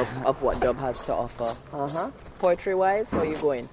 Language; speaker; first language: English; native; English